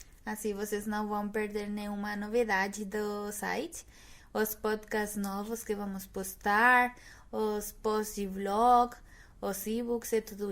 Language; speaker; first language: Portuguese; non-native, fluent; Spanish